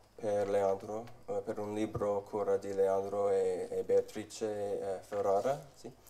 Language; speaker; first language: Italian; non-native, learner; English